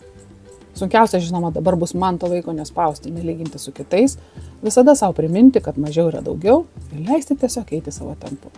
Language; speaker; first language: Lithuanian; native; Lithuanian